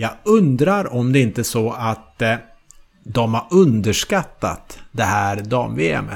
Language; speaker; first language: Swedish; native; Swedish